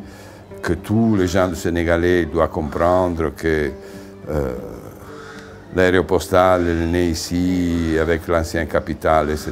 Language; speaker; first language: French; non-native, fluent; Italian